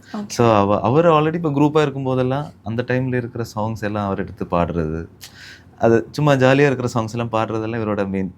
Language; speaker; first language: Tamil; early bilingual, heritage; Tamil